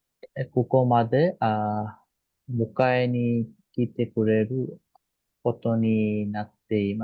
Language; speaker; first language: Japanese; non-native, learner; Bangla